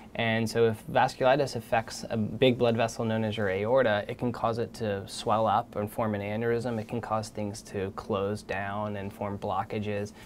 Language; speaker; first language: English; native; English